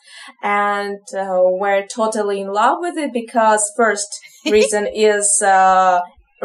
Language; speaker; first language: English; non-native, fluent; Ukrainian